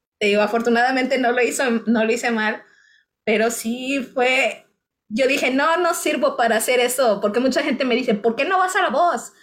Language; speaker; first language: Spanish; native; Spanish